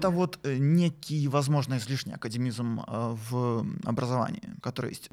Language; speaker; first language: Russian; native; Russian